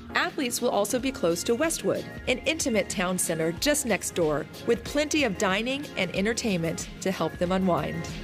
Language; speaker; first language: English; native; English